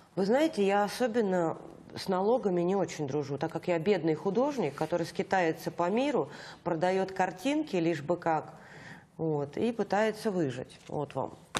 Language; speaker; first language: Russian; native; Russian